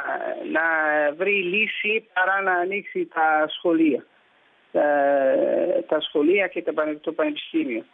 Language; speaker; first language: Greek; early bilingual, heritage; Greek